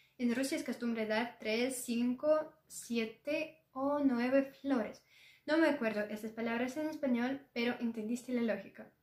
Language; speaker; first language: Spanish; non-native, learner; Russian